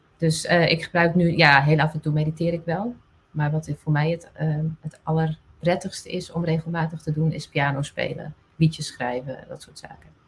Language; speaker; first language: Dutch; non-native, local second language; Western Frisian